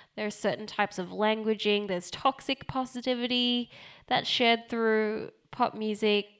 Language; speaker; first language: English; early bilingual, other home language; Japanese